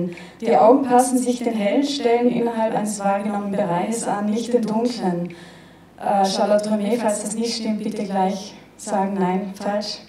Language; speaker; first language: German; native; German